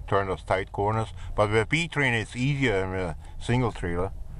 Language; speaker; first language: English; non-native, fluent; German